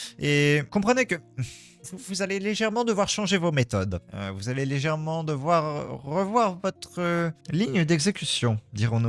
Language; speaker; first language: French; native; French